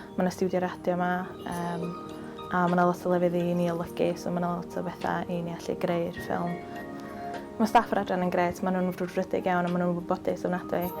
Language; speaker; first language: Welsh; native; Welsh